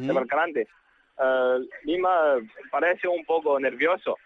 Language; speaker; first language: Portuguese; non-native, learner; Chinese